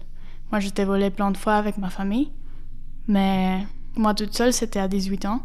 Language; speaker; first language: French; non-native, fluent; Spanish